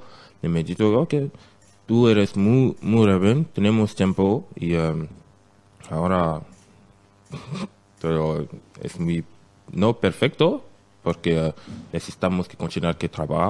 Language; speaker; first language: Spanish; non-native, learner; French